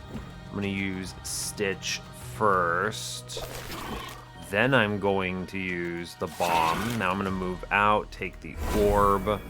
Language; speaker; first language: English; native; English